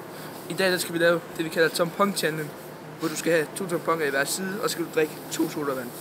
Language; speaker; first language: Danish; native; Danish